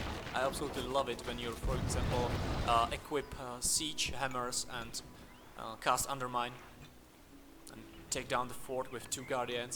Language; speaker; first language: English; non-native, fluent; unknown